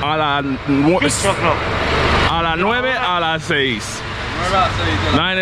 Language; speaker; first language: Spanish; non-native, learner; English